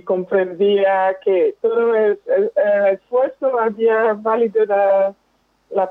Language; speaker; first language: Spanish; non-native, fluent; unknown